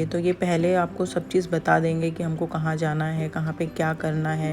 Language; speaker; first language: Hindi; native; Hindi